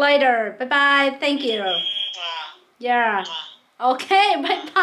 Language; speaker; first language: English; non-native, local second language; Vietnamese